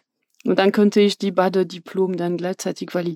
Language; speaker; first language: German; non-native, fluent; French